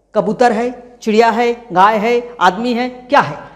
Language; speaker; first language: Hindi; non-native, local second language; Chhattisgarhi